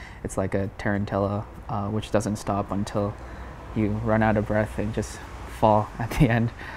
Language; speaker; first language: English; native; English